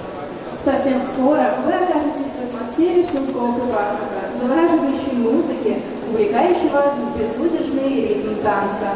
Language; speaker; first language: Russian; native; Russian